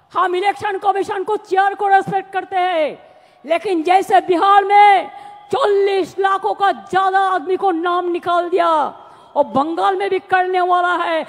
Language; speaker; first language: Hindi; non-native, local second language; Bangla